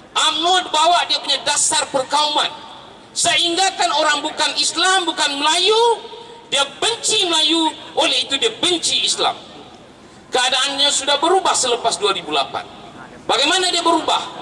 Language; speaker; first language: Malay; early bilingual, other home language; Tamil